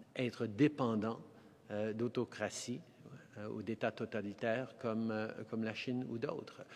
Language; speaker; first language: French; early bilingual, heritage; French